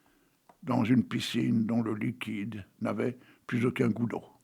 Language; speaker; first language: French; native; French